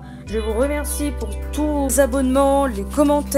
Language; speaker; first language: French; native; French